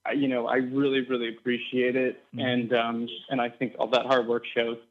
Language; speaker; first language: English; native; English